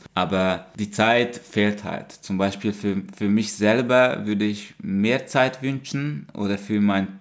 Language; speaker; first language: German; non-native, fluent; Hungarian